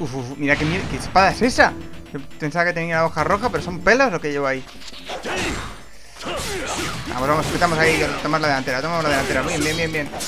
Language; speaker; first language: Spanish; native; Spanish